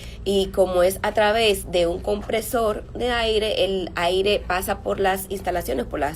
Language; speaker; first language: Spanish; native; Spanish